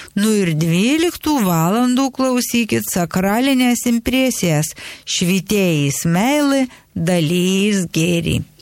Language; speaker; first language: Lithuanian; native; Lithuanian